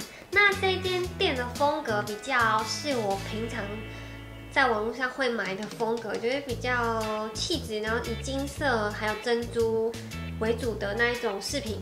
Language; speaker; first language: Chinese; native; Chinese